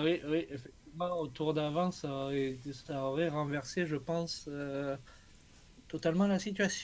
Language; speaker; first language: French; native; French